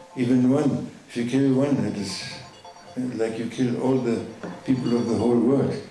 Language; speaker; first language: English; non-native, fluent; German